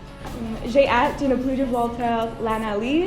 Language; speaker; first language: French; non-native, local second language; English